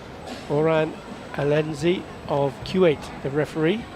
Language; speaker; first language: English; native; English